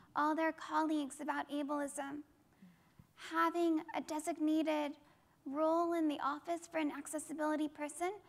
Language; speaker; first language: English; native; English